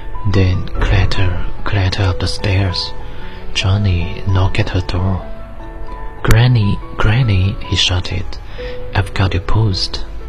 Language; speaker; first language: English; non-native, fluent; Chinese